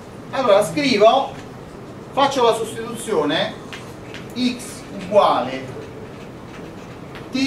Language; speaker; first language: Italian; native; Italian